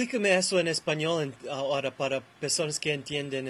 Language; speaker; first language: Spanish; non-native, learner; English